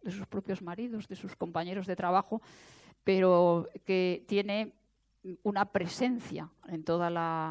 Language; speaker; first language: Spanish; native; Spanish